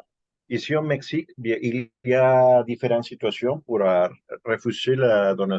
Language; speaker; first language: French; non-native, learner; Spanish